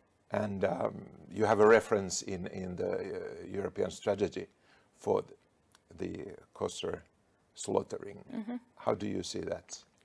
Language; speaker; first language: English; non-native, fluent; Finnish